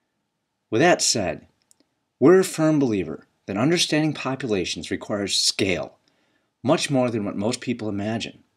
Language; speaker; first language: English; native; English